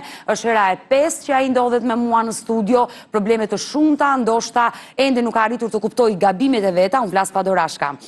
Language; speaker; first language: Albanian; native; Albanian